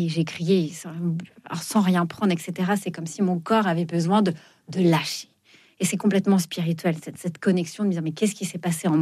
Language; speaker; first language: French; native; French